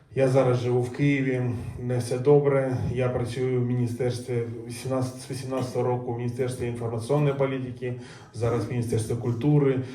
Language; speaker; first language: Ukrainian; native; Ukrainian